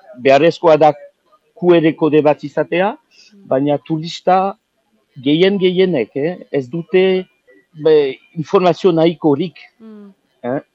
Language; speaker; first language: Basque; non-native, local second language; French